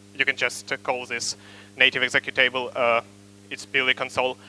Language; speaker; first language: English; non-native, fluent; Ukrainian